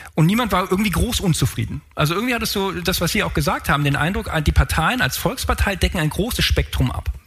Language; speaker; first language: German; native; German